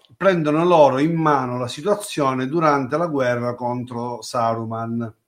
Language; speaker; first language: Italian; native; Italian